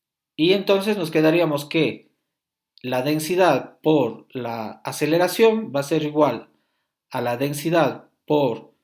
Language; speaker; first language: Spanish; native; Spanish